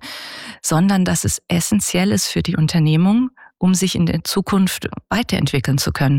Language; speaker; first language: German; native; German